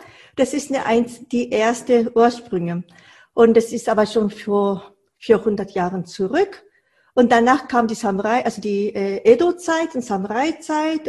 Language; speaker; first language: German; non-native, fluent; Japanese